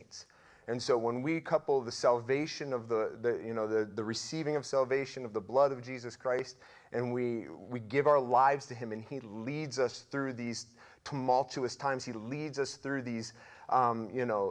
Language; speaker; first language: English; native; English